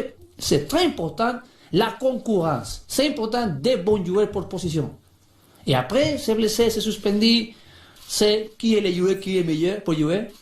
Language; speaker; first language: French; non-native, learner; Spanish